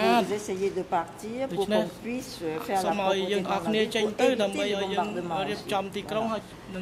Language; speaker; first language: French; non-native, local second language; Khmer